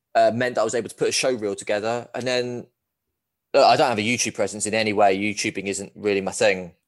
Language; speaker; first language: English; native; English